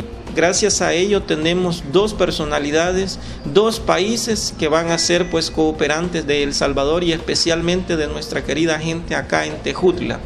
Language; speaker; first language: Spanish; native; Spanish